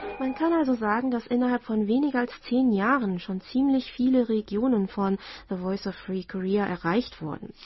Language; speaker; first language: German; native; German